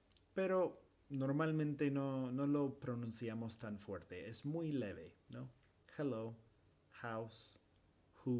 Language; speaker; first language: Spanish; non-native, fluent; English